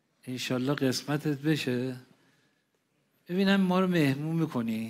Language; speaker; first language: Persian; native; Persian